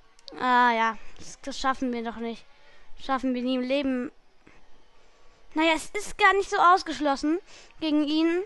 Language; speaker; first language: German; native; German